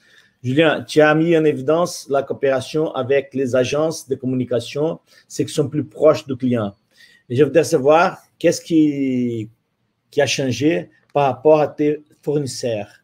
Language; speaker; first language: French; non-native, fluent; Portuguese